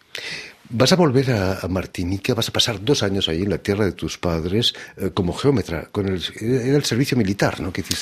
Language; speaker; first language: Spanish; native; Spanish